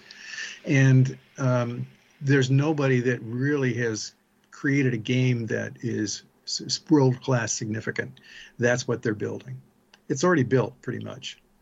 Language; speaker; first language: English; native; English